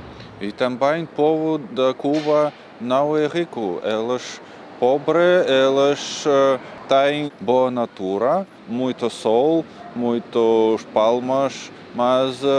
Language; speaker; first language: Portuguese; non-native, learner; Russian